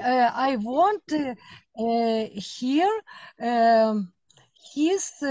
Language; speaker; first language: English; non-native, learner; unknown